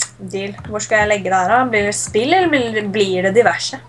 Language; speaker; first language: Norwegian; native; Norwegian